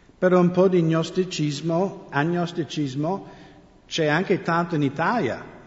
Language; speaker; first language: Italian; non-native, fluent; English